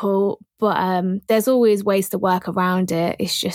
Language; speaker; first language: English; native; English